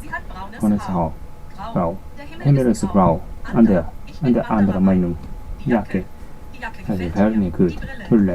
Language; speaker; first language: German; non-native, learner; Japanese